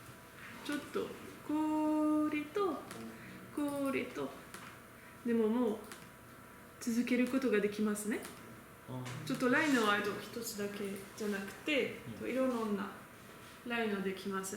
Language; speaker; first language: Japanese; non-native, learner; French